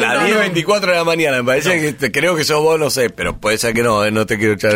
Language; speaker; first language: Spanish; native; Spanish